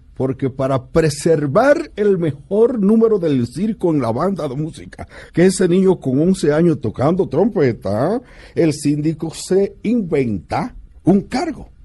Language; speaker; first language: Spanish; native; Spanish